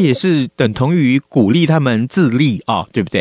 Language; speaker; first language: Chinese; native; Chinese